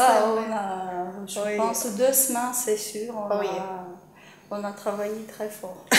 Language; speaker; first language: French; non-native, fluent; Ukrainian